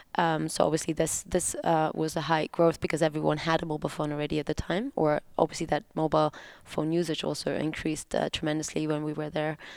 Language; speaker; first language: English; non-native, fluent; German